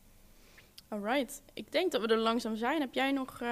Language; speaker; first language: Dutch; native; Dutch